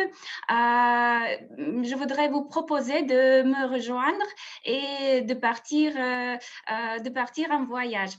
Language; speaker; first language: French; non-native, fluent; Russian